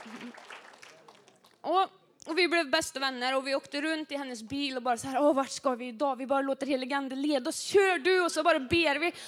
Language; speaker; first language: Swedish; native; Swedish